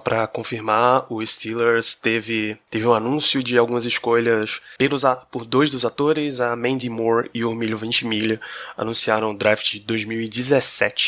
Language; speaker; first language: Portuguese; native; Portuguese